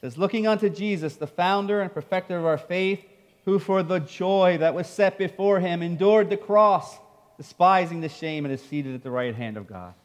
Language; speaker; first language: English; native; English